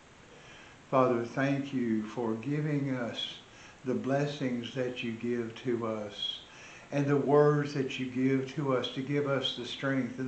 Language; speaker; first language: English; native; English